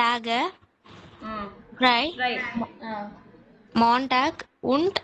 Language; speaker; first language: German; non-native, learner; Tamil